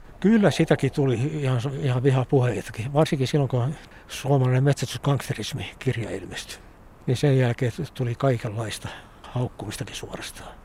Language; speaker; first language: Finnish; native; Finnish